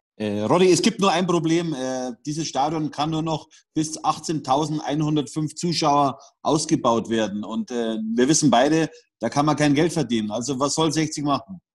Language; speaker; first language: German; native; German